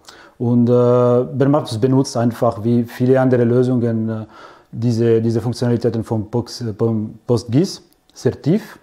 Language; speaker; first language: German; non-native, fluent; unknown